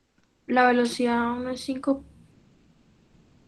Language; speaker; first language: Spanish; native; Spanish